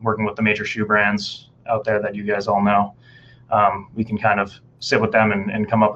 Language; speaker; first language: English; native; English